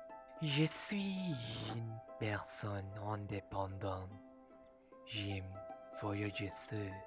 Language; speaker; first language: French; non-native, learner; Malay